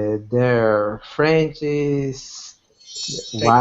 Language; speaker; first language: English; non-native, learner; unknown